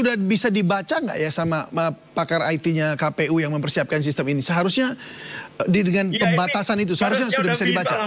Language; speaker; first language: Indonesian; native; Indonesian